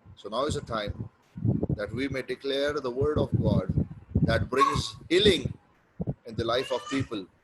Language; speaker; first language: English; non-native, local second language; Hindi